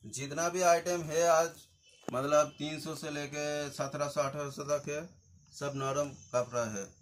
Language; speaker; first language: Hindi; non-native, local second language; Bangla